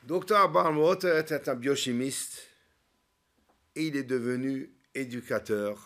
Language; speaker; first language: French; native; French